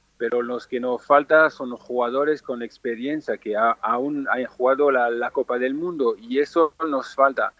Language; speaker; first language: Spanish; non-native, fluent; French